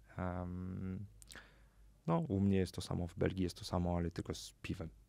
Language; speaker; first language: Polish; non-native, fluent; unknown